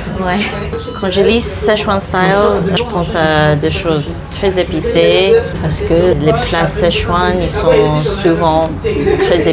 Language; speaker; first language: French; early bilingual, heritage; English